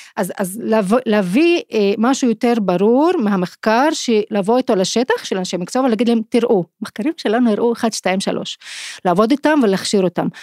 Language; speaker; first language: Hebrew; non-native, local second language; Arabic